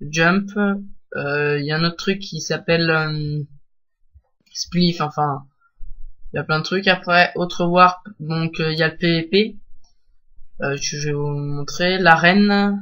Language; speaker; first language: French; native; French